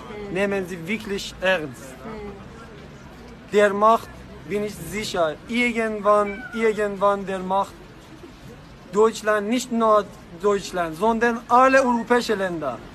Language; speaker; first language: German; non-native, learner; Persian